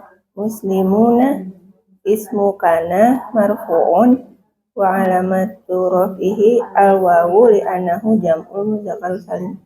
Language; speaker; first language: Arabic; non-native, learner; Indonesian